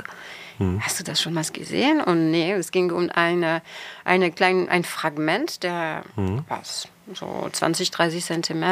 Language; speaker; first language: German; non-native, fluent; French